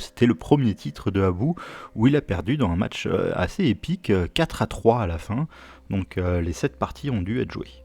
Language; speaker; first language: French; native; French